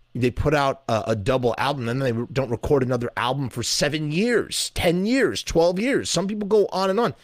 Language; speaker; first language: English; native; English